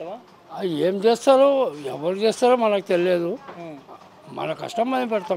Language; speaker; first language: Telugu; non-native, local second language; Urdu